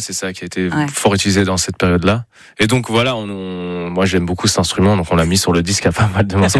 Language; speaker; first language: French; native; French